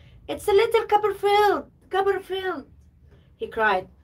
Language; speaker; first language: English; non-native, fluent; Arabic